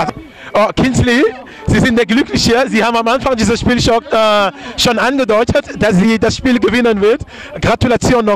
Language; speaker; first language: German; non-native, fluent; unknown